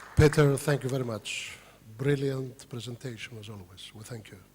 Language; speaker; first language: English; non-native, fluent; Greek